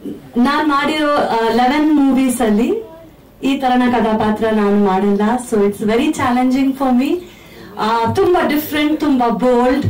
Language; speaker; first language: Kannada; non-native, fluent; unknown